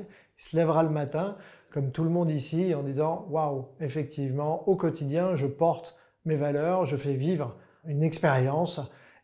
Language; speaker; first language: French; native; French